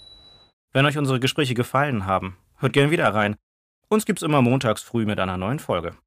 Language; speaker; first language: German; native; German